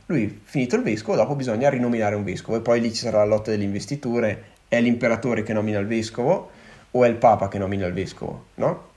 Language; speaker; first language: Italian; native; Italian